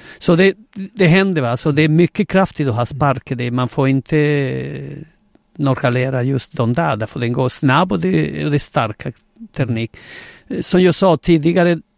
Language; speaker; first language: Swedish; non-native, fluent; Spanish